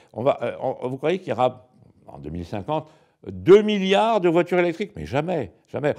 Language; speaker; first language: French; native; French